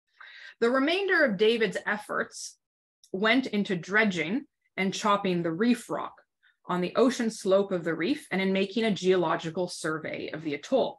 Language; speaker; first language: English; native; English